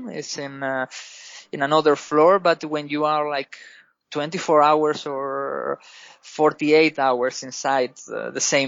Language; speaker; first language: English; non-native, fluent; Spanish